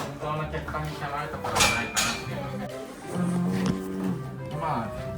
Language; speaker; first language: Japanese; native; Japanese